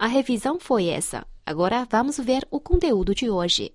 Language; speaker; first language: Portuguese; non-native, fluent; Chinese